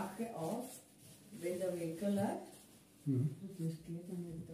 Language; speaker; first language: German; native; German